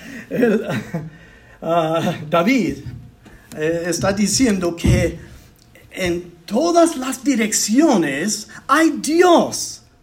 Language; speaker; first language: Spanish; non-native, learner; English